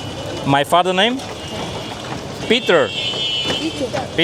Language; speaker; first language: English; non-native, learner; Slovak